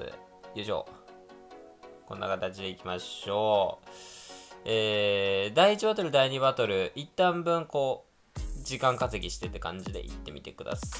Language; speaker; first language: Japanese; native; Japanese